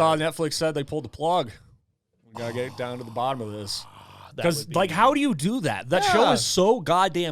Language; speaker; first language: English; native; English